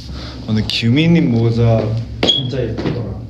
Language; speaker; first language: Korean; non-native, fluent; Chinese